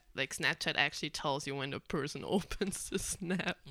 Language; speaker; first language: English; non-native, fluent; German